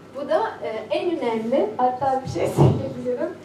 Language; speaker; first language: Turkish; non-native, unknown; Arabic